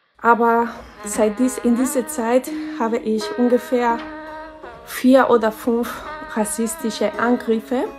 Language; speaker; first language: German; non-native, fluent; Spanish